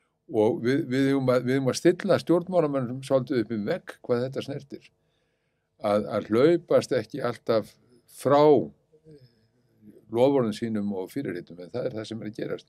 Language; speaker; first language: Icelandic; native; Icelandic